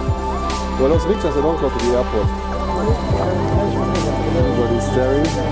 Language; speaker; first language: English; non-native, fluent; German